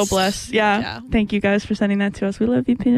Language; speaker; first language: English; native; English